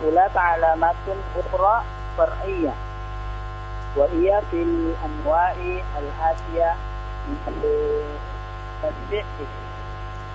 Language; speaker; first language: Arabic; non-native, learner; Indonesian